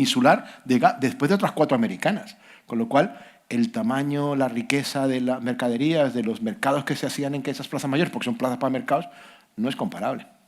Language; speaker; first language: Spanish; native; Spanish